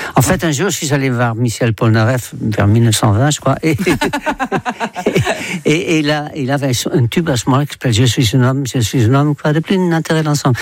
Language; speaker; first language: French; native; French